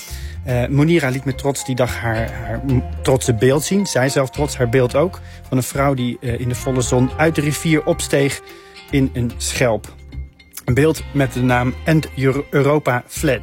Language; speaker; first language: Dutch; native; Dutch